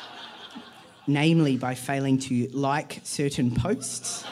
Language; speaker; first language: English; native; English